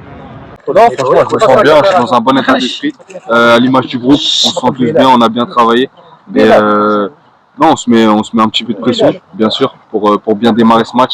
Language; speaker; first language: French; native; French